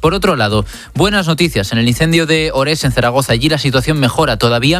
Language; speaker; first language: Spanish; native; Spanish